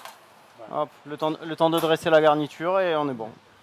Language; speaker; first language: French; native; French